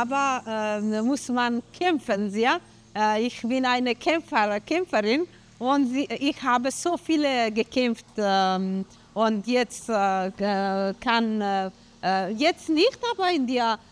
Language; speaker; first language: German; non-native, learner; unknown